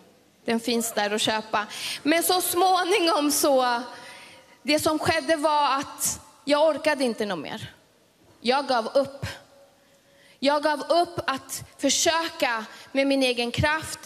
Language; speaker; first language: Swedish; early bilingual, other home language; Spanish